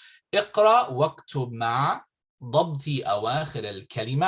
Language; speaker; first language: Arabic; non-native, fluent; English